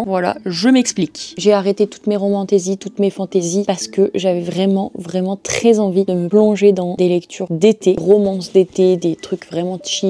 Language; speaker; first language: French; native; French